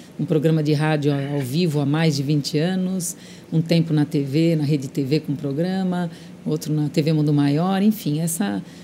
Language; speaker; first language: Portuguese; early bilingual, other home language; Spanish